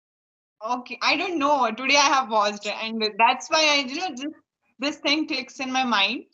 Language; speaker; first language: English; non-native, local second language; Hindi